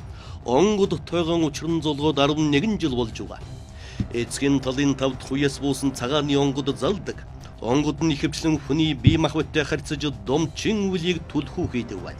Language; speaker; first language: Mongolian; native; Mongolian